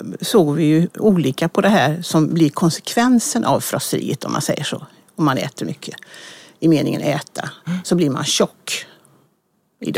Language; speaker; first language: Swedish; native; Swedish